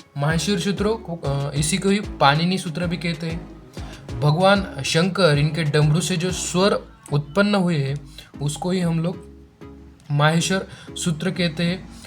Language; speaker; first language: Hindi; non-native, local second language; Marathi